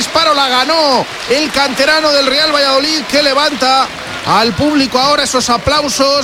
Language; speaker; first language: Spanish; native; Spanish